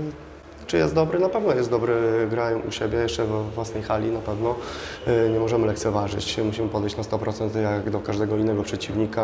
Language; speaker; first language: Polish; native; Polish